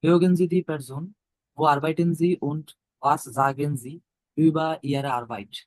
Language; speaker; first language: German; non-native, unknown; Bangla